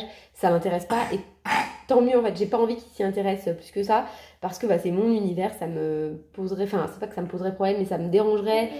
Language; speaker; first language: French; native; French